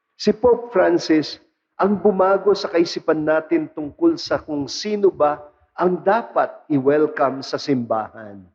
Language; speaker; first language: Filipino; non-native, local second language; Pampanga